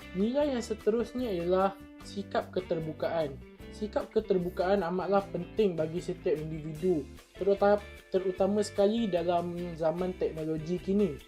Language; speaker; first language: Malay; native; Malay